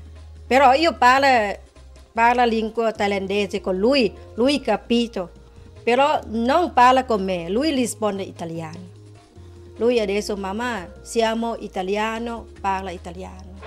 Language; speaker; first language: Italian; non-native, learner; Thai